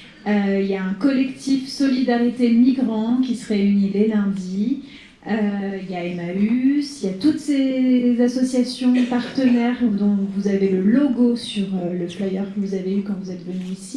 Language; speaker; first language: French; native; French